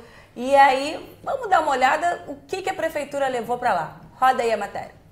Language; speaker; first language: Portuguese; native; Portuguese